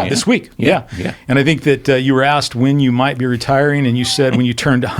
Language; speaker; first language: English; native; English